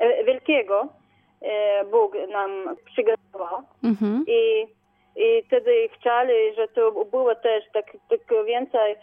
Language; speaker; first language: Polish; non-native, learner; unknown